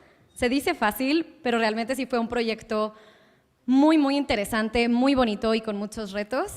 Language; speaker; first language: Spanish; native; Spanish